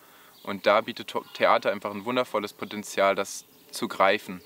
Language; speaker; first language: German; native; German